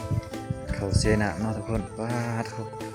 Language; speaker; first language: Thai; non-native, local second language; Northeastern Thai